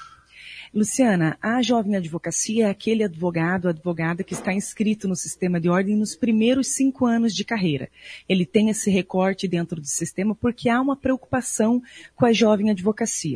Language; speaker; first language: Portuguese; native; Portuguese